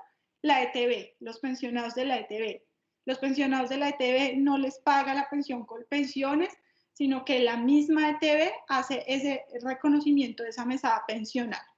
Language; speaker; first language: Spanish; native; Spanish